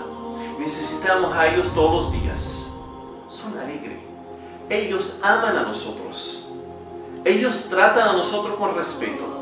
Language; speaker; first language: Spanish; non-native, fluent; Arabic